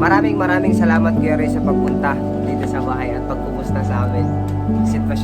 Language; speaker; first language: Filipino; non-native, local second language; Cebuano